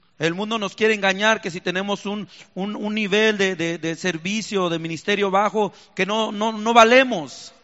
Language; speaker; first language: Spanish; native; Spanish